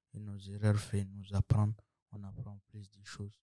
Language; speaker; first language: French; non-native, local second language; Sango